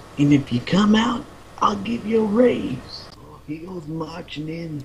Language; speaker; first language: English; native; English